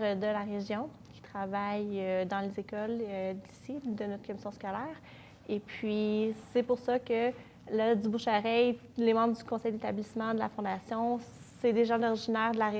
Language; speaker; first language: French; native; French